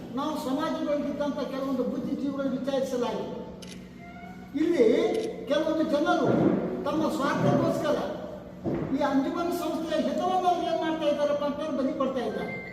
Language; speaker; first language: Kannada; native; Kannada